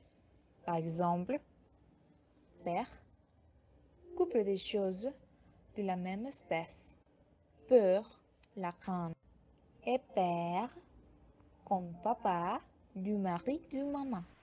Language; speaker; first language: French; non-native, learner; Spanish